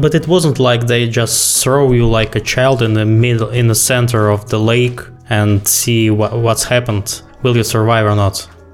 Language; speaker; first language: English; non-native, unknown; Russian